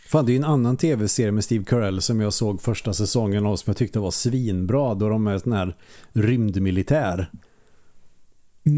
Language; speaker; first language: Swedish; native; Swedish